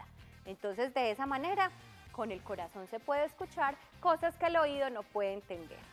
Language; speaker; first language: Spanish; native; Spanish